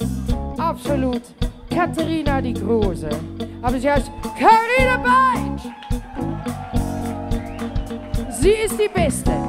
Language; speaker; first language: German; non-native, fluent; Dutch